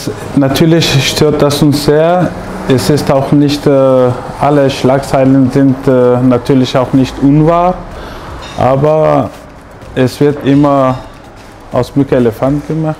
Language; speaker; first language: German; non-native, fluent; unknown